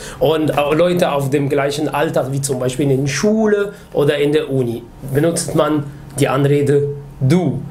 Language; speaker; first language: German; non-native, fluent; Arabic